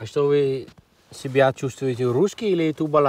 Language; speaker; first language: Russian; non-native, fluent; Dutch